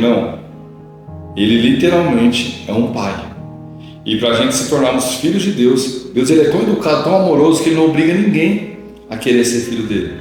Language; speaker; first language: Portuguese; native; Portuguese